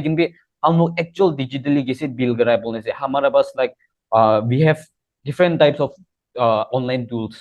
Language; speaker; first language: Hindi; non-native, local second language; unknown